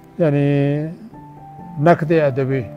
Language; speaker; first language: Persian; non-native, fluent; Urdu